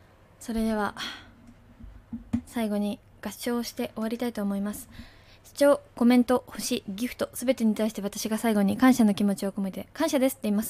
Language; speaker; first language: Japanese; native; Japanese